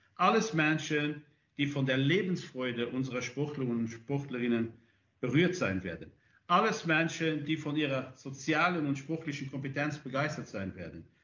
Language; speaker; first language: German; native; German